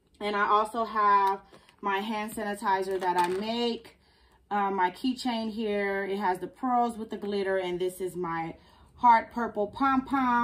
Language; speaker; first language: English; native; English